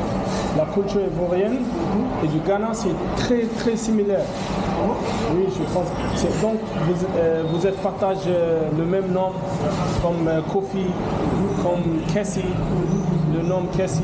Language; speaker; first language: French; non-native, learner; English